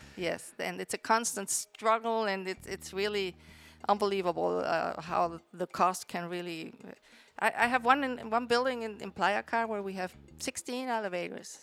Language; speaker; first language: English; non-native, fluent; Spanish